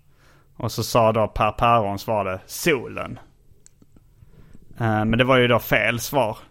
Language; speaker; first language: Swedish; native; Swedish